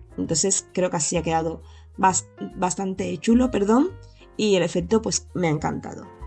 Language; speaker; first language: Spanish; native; Spanish